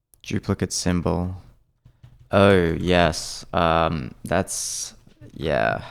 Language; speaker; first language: English; native; English